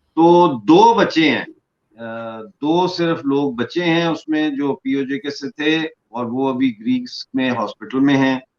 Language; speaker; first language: Urdu; non-native, local second language; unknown